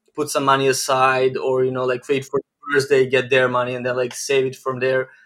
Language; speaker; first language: English; non-native, fluent; Serbian